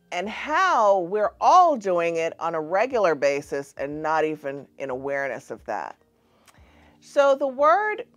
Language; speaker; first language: English; native; English